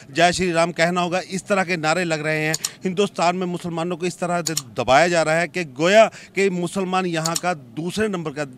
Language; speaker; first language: Hindi; native; Hindi